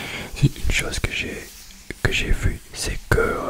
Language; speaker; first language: French; non-native, learner; English